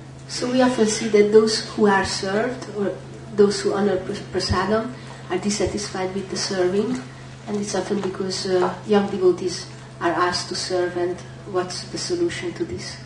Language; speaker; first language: English; non-native, fluent; Hungarian